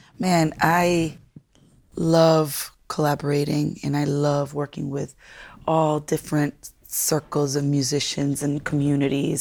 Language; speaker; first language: English; early bilingual, other home language; Spanish